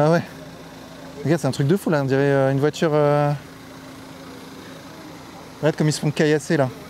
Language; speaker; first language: French; native; French